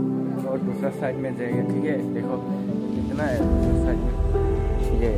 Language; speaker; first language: Hindi; non-native, local second language; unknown